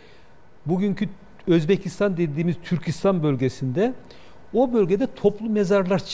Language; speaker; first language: Turkish; native; Turkish